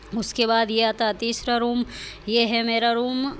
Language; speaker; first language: Hindi; native; Hindi